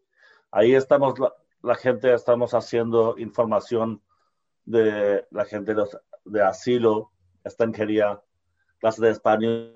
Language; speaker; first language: Spanish; non-native, learner; Bangla